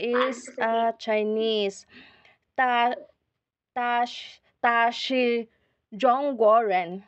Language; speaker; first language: English; non-native, local second language; Filipino